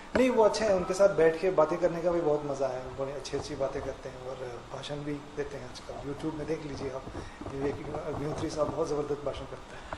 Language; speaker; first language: Hindi; non-native, local second language; Kannada